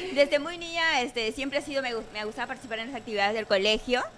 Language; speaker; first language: Spanish; native; Spanish